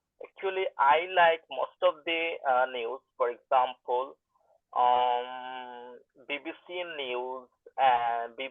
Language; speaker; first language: English; non-native, learner; Bangla